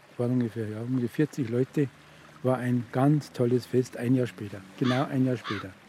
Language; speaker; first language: German; native; German